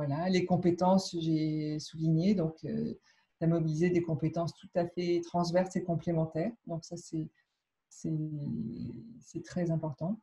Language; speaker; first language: French; native; French